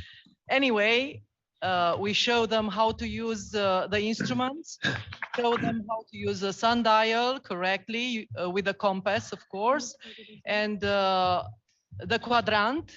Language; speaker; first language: English; non-native, fluent; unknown